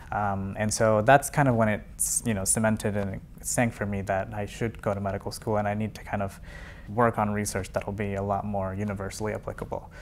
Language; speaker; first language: English; early bilingual, other home language; Spanish